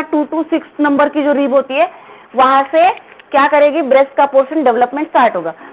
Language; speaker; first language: Hindi; non-native, local second language; Marathi